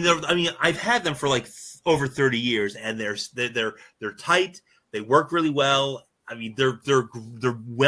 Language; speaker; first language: English; native; English